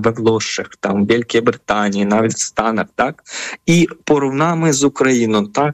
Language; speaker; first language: Polish; non-native, fluent; Ukrainian